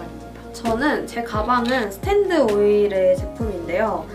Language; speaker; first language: Korean; native; Korean